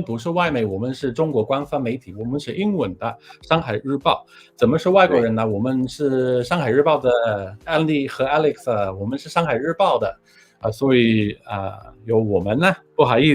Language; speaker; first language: Chinese; non-native, fluent; English